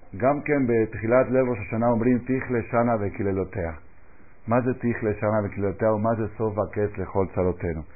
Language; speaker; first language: Hebrew; non-native, fluent; Spanish